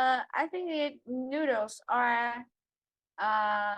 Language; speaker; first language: English; non-native, learner; Vietnamese